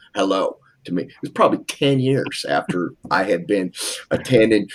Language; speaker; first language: English; native; English